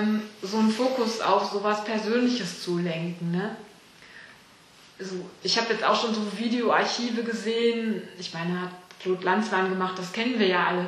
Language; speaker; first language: German; native; German